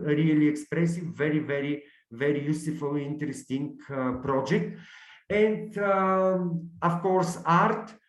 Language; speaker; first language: English; non-native, learner; Bulgarian